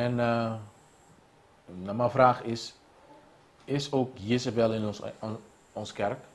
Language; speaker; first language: Dutch; non-native, local second language; Papiamento